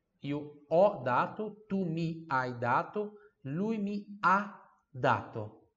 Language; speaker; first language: Italian; non-native, fluent; Portuguese